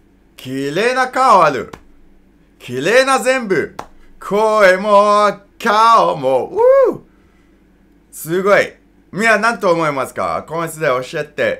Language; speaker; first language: Japanese; non-native, learner; English